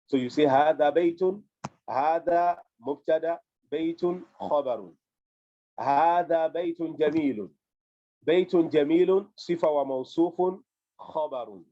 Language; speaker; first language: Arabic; non-native, fluent; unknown